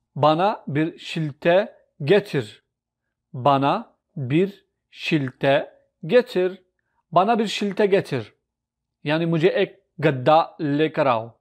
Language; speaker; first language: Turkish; non-native, fluent; Urdu